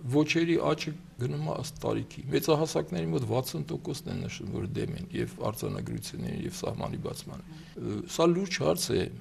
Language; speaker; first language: Armenian; native; Armenian